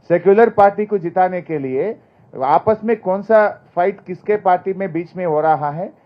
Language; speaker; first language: Hindi; non-native, local second language; Telugu